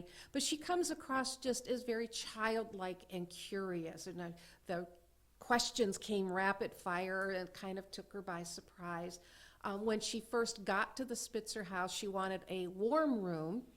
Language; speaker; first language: English; native; English